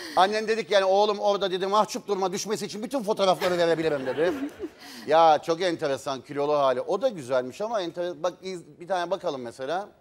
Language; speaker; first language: Turkish; native; Turkish